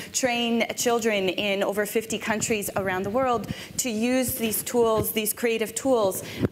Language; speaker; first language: English; native; English